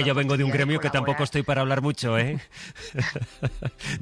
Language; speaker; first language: Spanish; native; Spanish